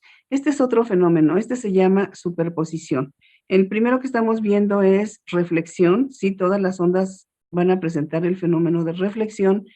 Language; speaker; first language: Spanish; native; Spanish